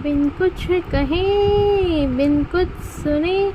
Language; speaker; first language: Hindi; non-native, local second language; Marathi